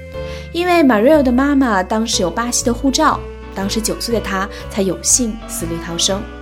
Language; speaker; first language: Chinese; native; Chinese